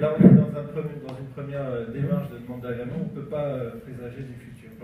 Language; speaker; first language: French; native; French